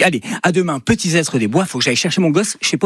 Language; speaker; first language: French; native; French